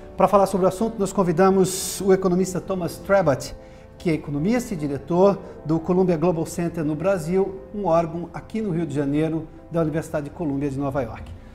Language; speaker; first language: Portuguese; native; Portuguese